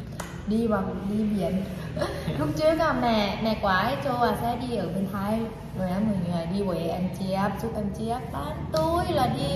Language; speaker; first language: Vietnamese; non-native, fluent; Thai